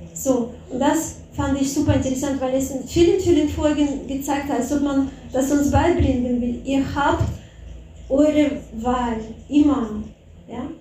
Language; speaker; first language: German; non-native, fluent; Russian